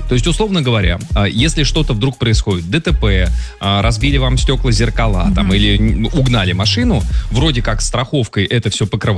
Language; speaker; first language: Russian; native; Russian